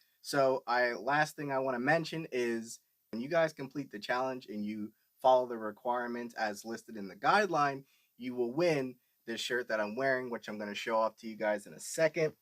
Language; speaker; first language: English; native; English